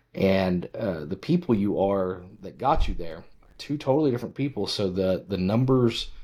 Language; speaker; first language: English; native; English